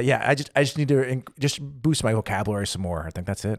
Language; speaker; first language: English; native; English